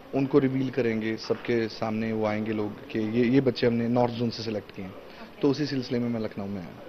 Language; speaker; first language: Hindi; native; Hindi